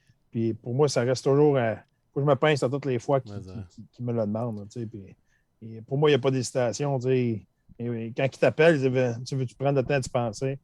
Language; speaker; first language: French; native; French